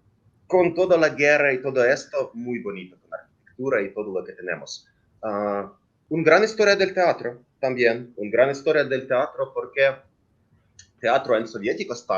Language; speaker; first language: Spanish; non-native, learner; Ukrainian